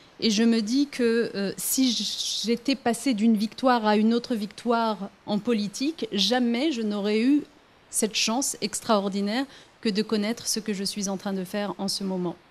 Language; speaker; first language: French; early bilingual, other home language; Riffian